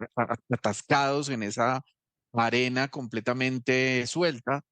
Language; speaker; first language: Spanish; native; Spanish